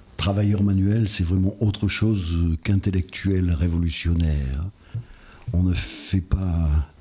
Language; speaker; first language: French; native; French